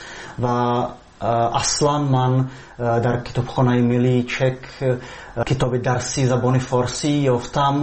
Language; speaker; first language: Persian; non-native, fluent; Czech